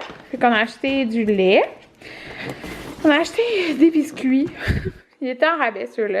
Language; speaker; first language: French; native; French